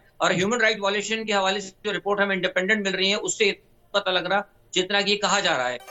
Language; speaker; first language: Urdu; native; Urdu